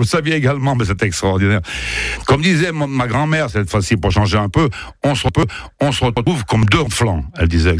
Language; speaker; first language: French; native; French